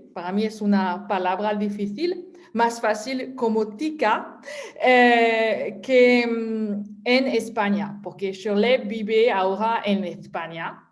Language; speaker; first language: Spanish; non-native, fluent; French